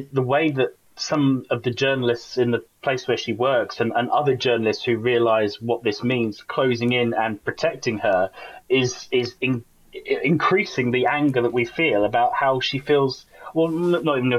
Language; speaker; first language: English; native; English